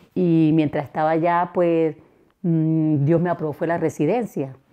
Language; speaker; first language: Spanish; native; Spanish